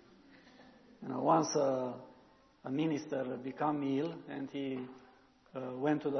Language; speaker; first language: English; non-native, learner; Romanian